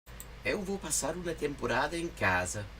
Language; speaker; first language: Portuguese; non-native, learner; English